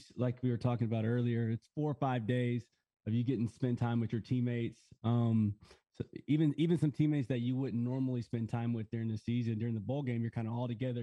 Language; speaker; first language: English; native; English